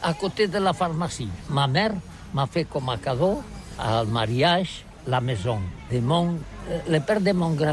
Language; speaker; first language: French; non-native, learner; Catalan